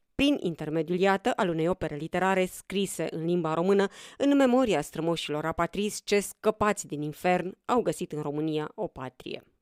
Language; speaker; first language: Romanian; native; Romanian